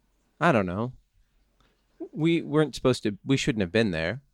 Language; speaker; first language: English; native; English